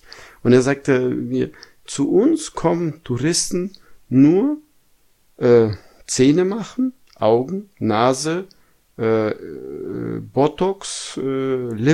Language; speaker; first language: German; non-native, fluent; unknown